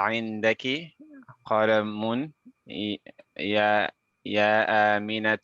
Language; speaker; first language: Arabic; non-native, learner; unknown